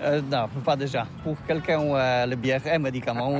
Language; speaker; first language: French; non-native, learner; Polish